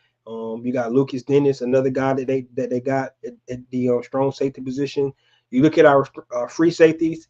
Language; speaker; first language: English; native; English